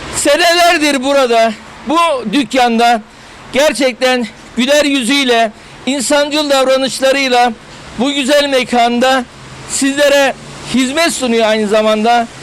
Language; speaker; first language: Turkish; native; Turkish